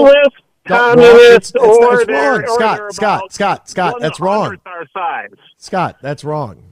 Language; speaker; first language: English; native; English